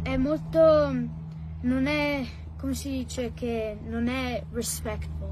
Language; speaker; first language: Italian; early bilingual, heritage; Italian